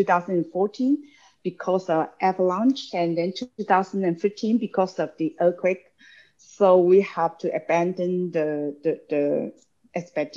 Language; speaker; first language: English; non-native, local second language; Cantonese